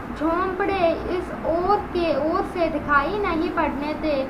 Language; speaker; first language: Hindi; non-native, local second language; Telugu